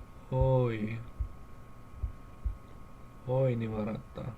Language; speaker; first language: Japanese; non-native, learner; English